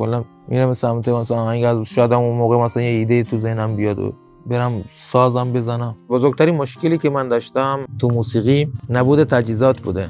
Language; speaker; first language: Persian; non-native, local second language; Baluchi